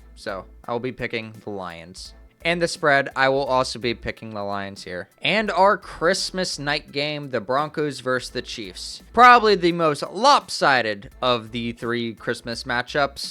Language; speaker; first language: English; native; English